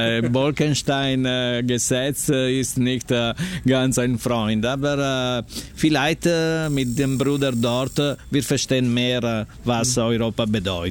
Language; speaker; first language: German; non-native, learner; Italian